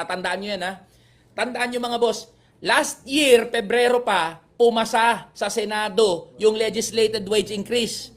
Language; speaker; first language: Filipino; native; Filipino